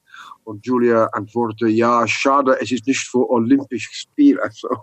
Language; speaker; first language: German; non-native, learner; English